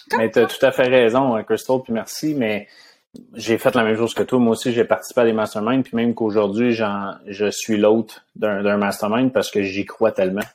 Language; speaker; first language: French; native; French